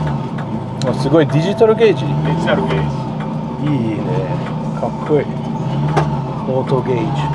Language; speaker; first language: Japanese; non-native, fluent; English